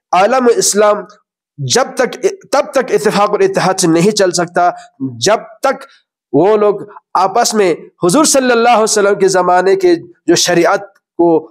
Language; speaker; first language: Urdu; non-native, local second language; Balti